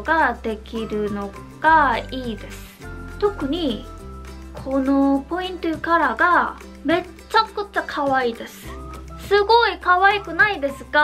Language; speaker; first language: Japanese; non-native, fluent; Korean